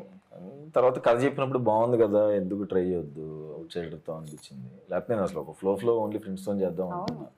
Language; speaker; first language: Telugu; native; Telugu